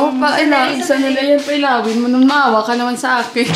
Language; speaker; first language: Filipino; native; Filipino